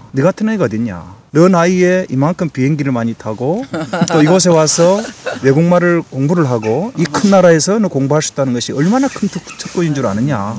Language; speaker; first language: Korean; native; Korean